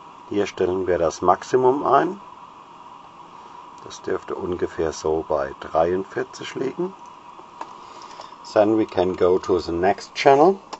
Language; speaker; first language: English; non-native, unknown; German